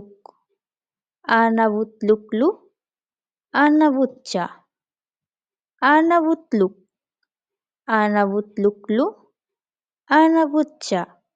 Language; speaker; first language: Turkish; non-native, fluent; Bangla